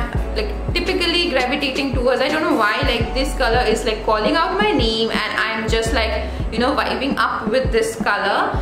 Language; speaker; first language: English; non-native, local second language; Bangla